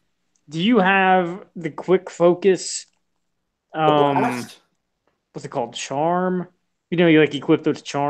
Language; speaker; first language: English; native; English